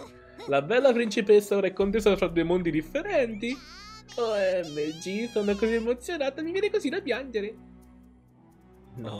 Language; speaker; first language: Italian; native; Italian